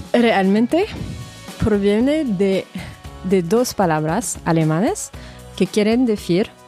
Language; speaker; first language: Spanish; non-native, fluent; French